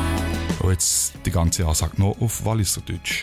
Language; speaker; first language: German; native; German